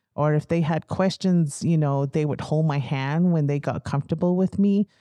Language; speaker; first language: English; native; English